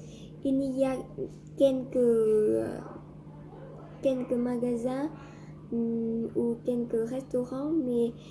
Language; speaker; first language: French; non-native, learner; Vietnamese